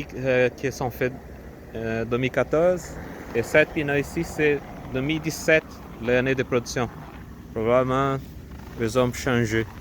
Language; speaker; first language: French; non-native, learner; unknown